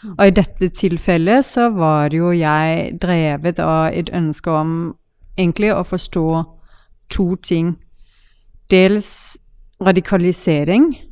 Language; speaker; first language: Norwegian; native; Norwegian